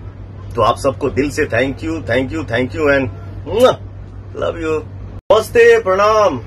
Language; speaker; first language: Hindi; non-native, local second language; Bhojpuri